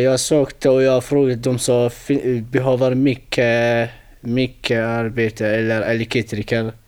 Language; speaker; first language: Swedish; non-native, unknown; Arabic